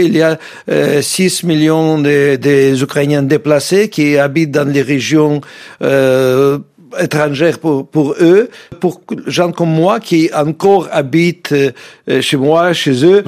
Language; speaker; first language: French; non-native, fluent; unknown